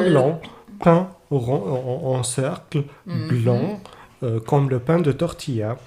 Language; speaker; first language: French; non-native, fluent; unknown